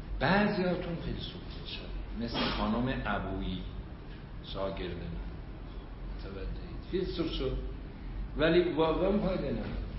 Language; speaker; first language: Persian; non-native, local second language; Azerbaijani